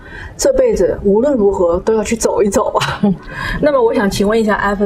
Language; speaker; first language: Chinese; native; Chinese